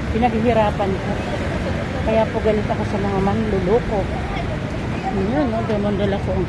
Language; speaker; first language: Filipino; non-native, local second language; Waray